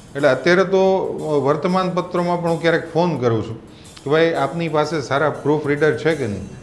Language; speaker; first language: Gujarati; native; Gujarati